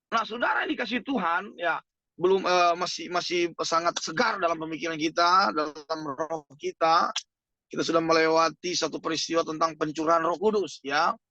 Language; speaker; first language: Indonesian; native; Indonesian